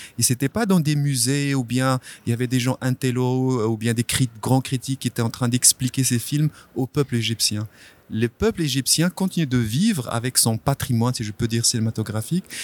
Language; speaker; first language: French; non-native, local second language; Arabic